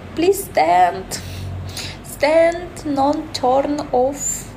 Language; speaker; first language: English; non-native, learner; Russian